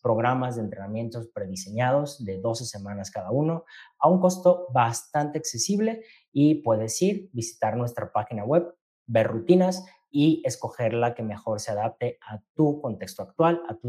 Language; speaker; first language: Spanish; native; Spanish